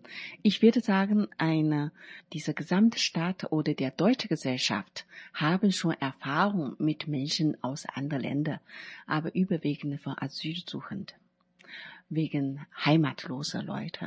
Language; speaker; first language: German; non-native, learner; Chinese